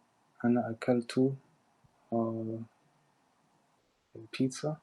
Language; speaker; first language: Arabic; non-native, learner; English